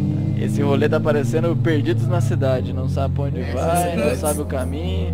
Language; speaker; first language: Portuguese; native; Portuguese